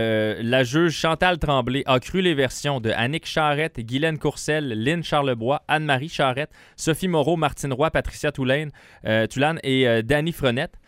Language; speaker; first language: French; native; French